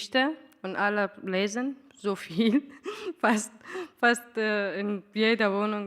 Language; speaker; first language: German; non-native, learner; Persian